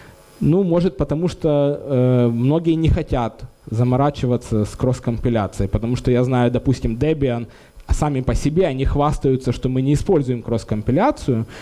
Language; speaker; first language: Russian; native; Russian